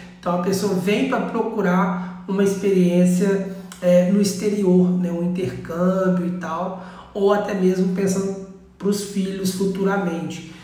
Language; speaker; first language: Portuguese; native; Portuguese